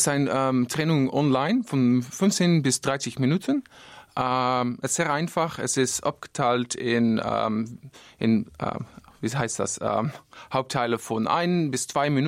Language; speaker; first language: German; non-native, learner; Dutch